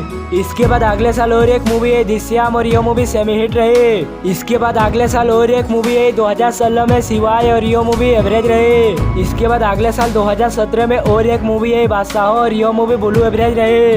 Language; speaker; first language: Hindi; non-native, local second language; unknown